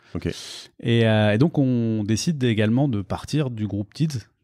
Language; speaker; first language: French; native; French